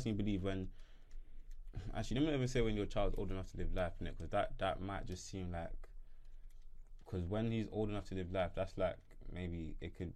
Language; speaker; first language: English; native; English